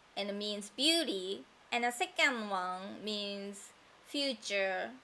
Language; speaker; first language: English; non-native, fluent; Japanese